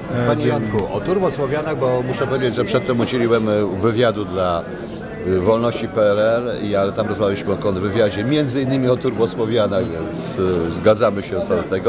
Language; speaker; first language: Polish; native; Polish